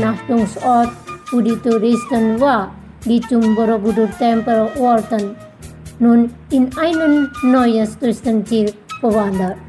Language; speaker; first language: German; non-native, fluent; Indonesian